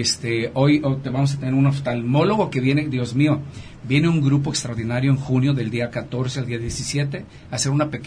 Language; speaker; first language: Spanish; native; Spanish